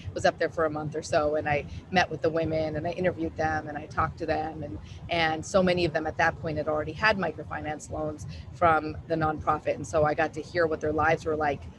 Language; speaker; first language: English; native; English